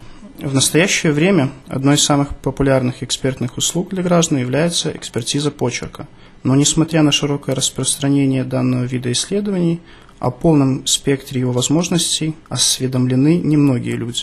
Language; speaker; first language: Russian; native; Russian